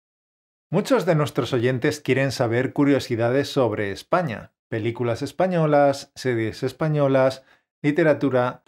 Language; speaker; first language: Spanish; native; Spanish